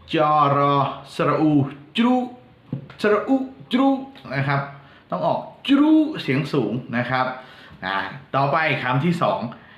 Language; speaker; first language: Thai; non-native, local second language; Northern Khmer